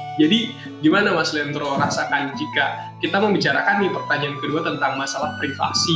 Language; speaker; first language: Indonesian; native; Indonesian